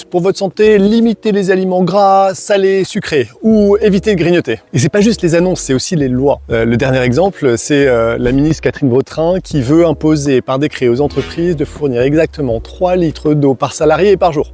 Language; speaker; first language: French; native; French